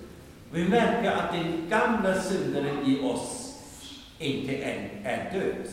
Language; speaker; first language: Swedish; non-native, fluent; German